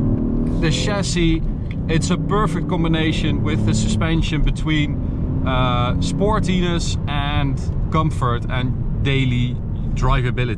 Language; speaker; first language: English; non-native, fluent; Dutch